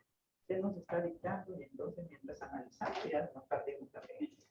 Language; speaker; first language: Spanish; native; Spanish